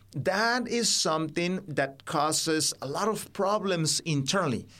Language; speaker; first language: English; non-native, fluent; Spanish